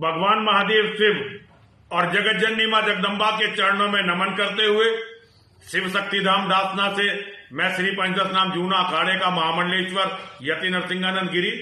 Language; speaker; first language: Hindi; native; Hindi